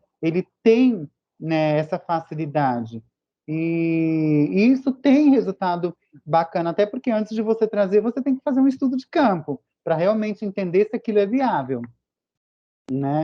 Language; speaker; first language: Portuguese; native; Portuguese